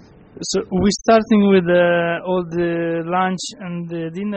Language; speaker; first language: English; non-native, fluent; Italian